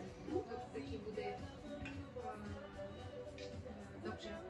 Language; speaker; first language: Czech; non-native, learner; Kara-Kalpak